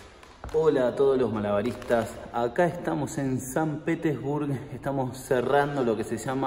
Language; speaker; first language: Spanish; native; Spanish